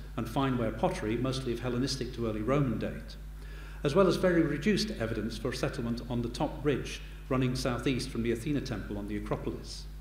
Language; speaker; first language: English; native; English